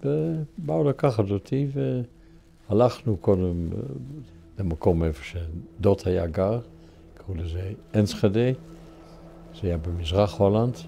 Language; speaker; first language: Hebrew; non-native, fluent; Dutch